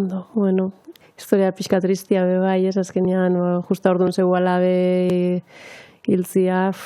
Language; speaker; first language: Basque; native; Basque